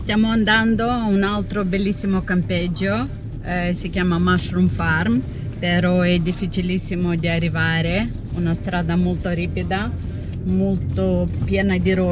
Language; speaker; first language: Italian; non-native, fluent; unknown